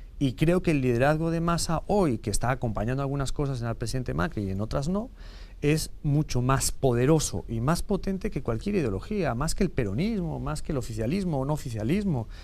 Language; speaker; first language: Spanish; native; Spanish